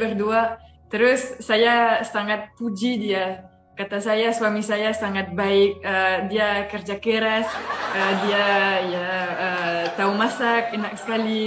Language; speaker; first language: Indonesian; non-native, fluent; French